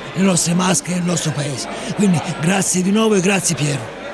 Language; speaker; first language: Italian; native; Italian